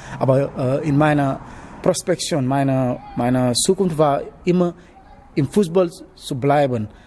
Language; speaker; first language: German; non-native, learner; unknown